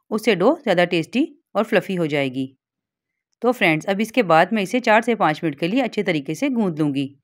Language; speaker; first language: Urdu; native; Urdu